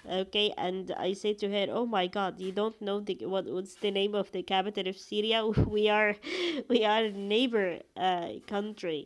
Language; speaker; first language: English; non-native, fluent; Arabic